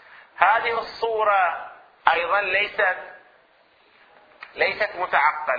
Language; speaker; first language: Arabic; native; Arabic